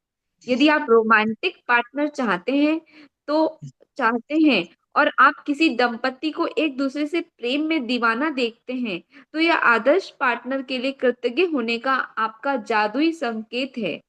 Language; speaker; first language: Hindi; native; Hindi